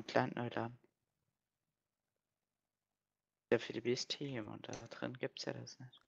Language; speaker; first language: German; native; German